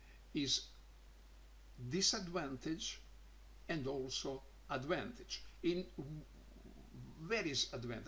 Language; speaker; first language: English; non-native, learner; Croatian